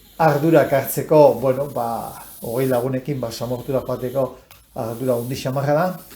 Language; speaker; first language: Basque; native; Basque